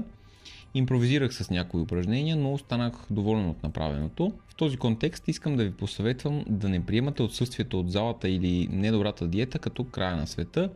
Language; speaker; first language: Bulgarian; native; Bulgarian